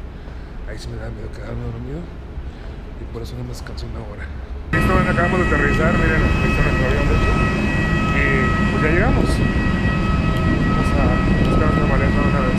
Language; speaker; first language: Spanish; native; Spanish